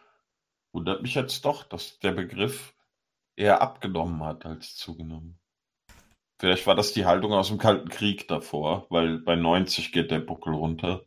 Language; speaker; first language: German; native; German